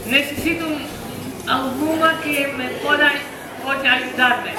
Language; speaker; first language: Portuguese; non-native, learner; Dutch